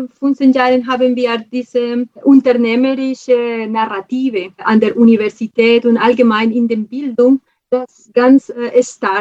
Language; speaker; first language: German; non-native, fluent; Spanish